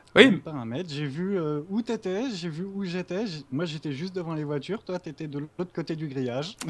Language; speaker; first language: French; native; French